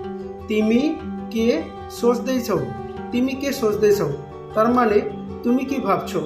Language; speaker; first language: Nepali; non-native, fluent; Bangla